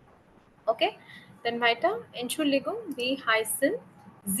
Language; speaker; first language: German; non-native, learner; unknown